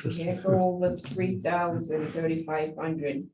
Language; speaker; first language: English; native; English